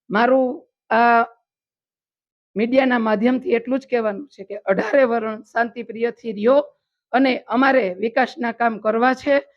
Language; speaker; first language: Gujarati; native; Gujarati